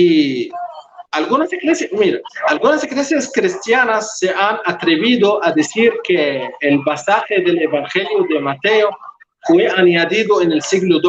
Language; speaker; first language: Spanish; non-native, local second language; Arabic